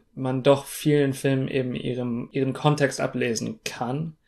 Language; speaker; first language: German; non-native, fluent; English